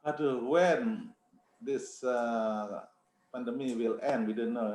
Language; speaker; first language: English; non-native, fluent; Indonesian